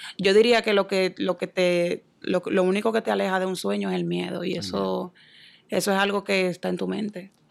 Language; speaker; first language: Spanish; native; Spanish